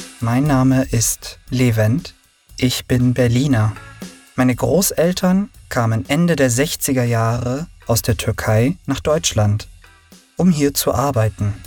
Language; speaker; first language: German; early bilingual, other home language; Turkish